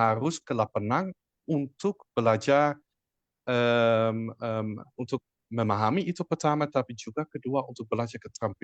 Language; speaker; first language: Indonesian; non-native, fluent; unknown